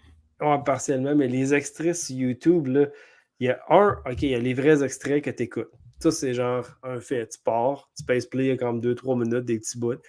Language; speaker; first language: French; native; French